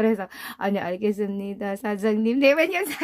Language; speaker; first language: Korean; non-native, fluent; Filipino